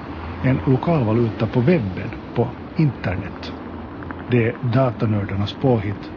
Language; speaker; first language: Swedish; native; Swedish